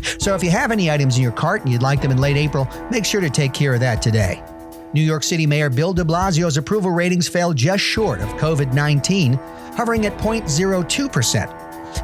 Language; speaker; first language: English; native; English